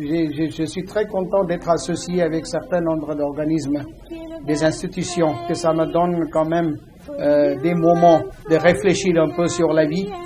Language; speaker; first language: French; non-native, fluent; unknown